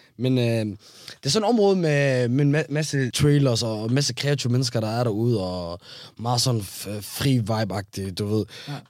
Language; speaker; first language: Danish; early bilingual, other home language; Somali